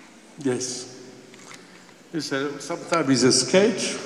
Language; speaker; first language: English; non-native, fluent; Italian